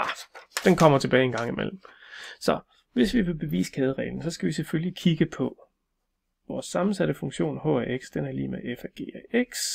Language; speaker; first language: Danish; native; Danish